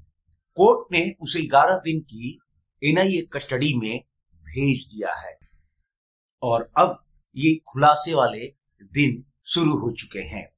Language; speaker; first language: Hindi; native; Hindi